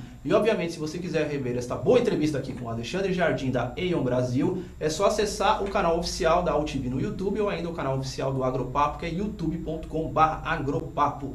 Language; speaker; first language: Portuguese; native; Portuguese